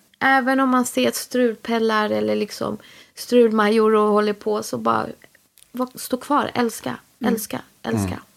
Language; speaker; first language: Swedish; native; Swedish